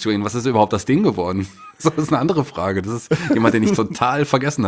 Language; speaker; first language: German; native; German